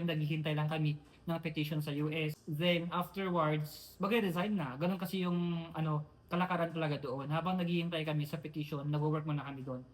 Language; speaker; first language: Filipino; non-native, local second language; Iloko